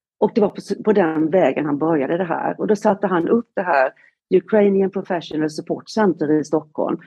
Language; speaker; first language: Swedish; native; Swedish